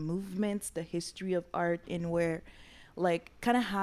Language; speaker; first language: English; non-native, fluent; Haitian Creole